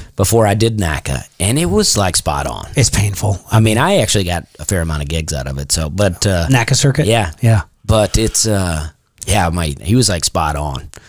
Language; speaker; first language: English; native; English